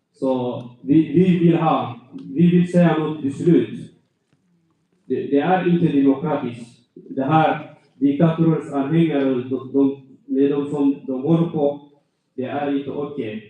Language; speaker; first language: Swedish; non-native, fluent; Tigrinya